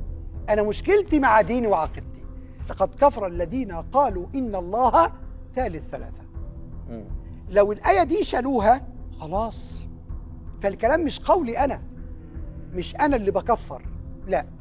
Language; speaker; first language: Arabic; native; Arabic